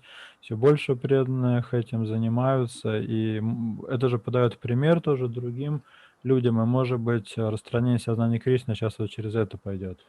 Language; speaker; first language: Russian; native; Russian